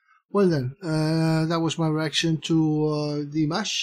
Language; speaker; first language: English; non-native, fluent; Spanish